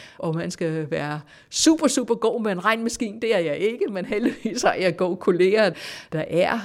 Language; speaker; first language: Danish; non-native, fluent; English